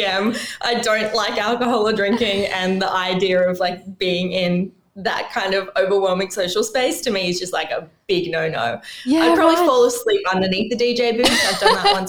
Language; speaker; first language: English; native; English